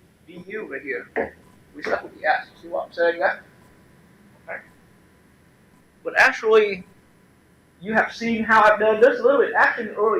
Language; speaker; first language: English; non-native, fluent; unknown